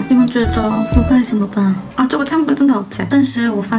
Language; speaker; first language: Chinese; non-native, learner; Korean